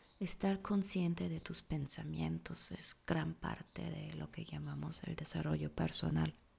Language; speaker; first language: Spanish; non-native, fluent; German